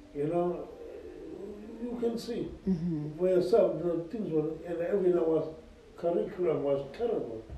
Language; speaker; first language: English; non-native, local second language; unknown